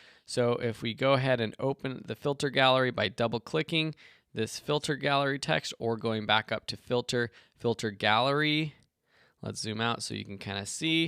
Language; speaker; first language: English; native; English